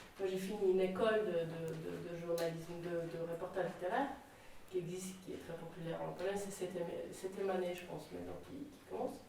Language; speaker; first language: French; non-native, fluent; Polish